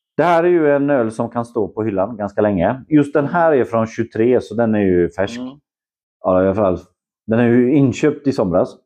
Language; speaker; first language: Swedish; non-native, fluent; Polish